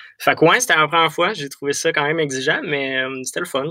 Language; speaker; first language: French; native; French